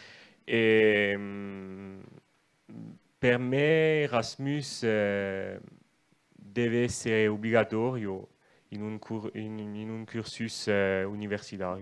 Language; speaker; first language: Italian; non-native, local second language; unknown